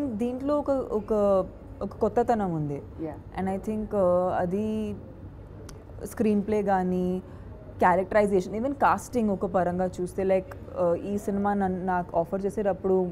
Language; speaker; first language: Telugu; non-native, fluent; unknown